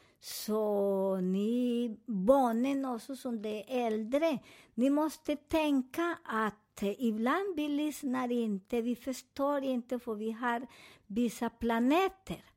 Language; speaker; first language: Swedish; non-native, fluent; Spanish